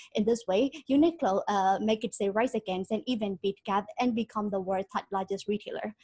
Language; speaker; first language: English; non-native, fluent; Burmese